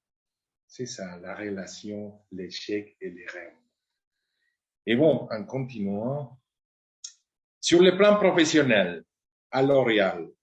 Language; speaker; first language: French; non-native, fluent; Spanish